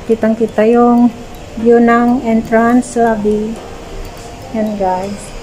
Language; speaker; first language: English; non-native, local second language; Filipino